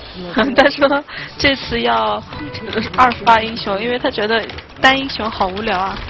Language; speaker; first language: Chinese; native; Chinese